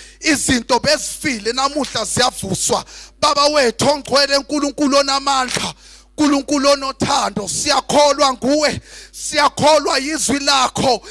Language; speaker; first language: Zulu; native; Zulu